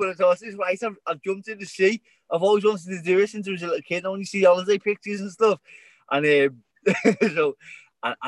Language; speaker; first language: English; native; English